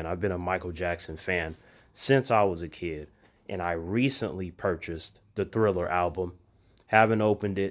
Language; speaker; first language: English; native; English